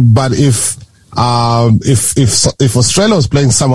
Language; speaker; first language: English; non-native, local second language; Shona